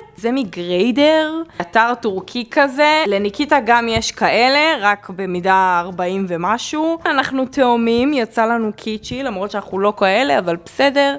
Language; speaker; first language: Hebrew; native; Hebrew